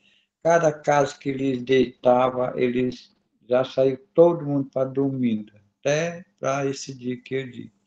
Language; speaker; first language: Portuguese; non-native, local second language; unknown